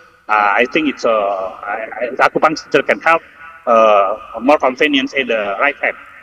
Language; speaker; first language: English; non-native, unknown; Indonesian